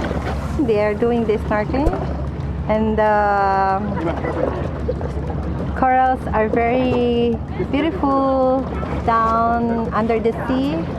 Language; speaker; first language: English; non-native, local second language; Filipino